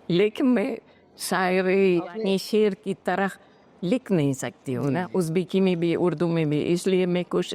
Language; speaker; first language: Hindi; non-native, fluent; Uzbek